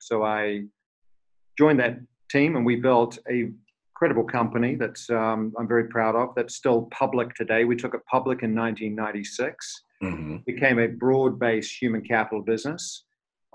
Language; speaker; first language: English; native; English